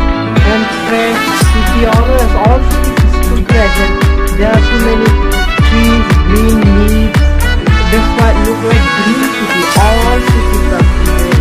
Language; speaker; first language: English; non-native, learner; Bangla